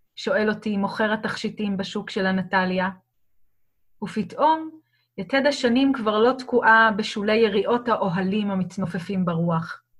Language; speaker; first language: Hebrew; native; Hebrew